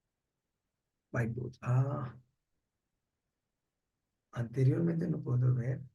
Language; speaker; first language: Spanish; non-native, learner; Hindi